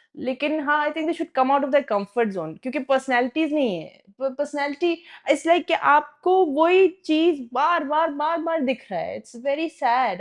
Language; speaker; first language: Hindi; non-native, fluent; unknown